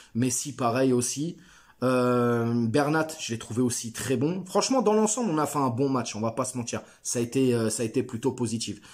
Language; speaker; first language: French; native; French